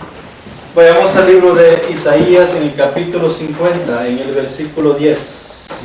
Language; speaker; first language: Spanish; native; Spanish